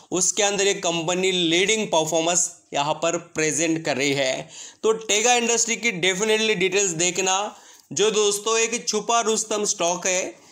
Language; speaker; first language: Hindi; native; Hindi